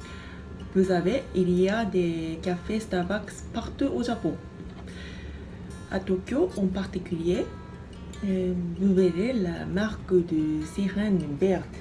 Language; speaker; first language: French; non-native, fluent; Japanese